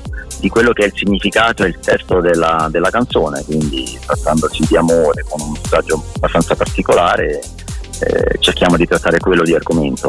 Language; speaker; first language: Italian; native; Italian